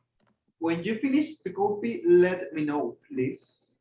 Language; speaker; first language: English; non-native, fluent; Spanish